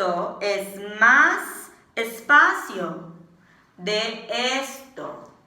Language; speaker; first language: Spanish; non-native, learner; English